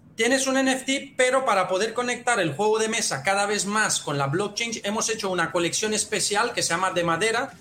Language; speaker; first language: Spanish; non-native, fluent; Romanian